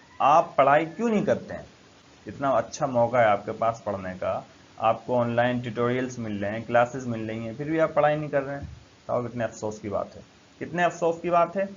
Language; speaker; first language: Urdu; native; Urdu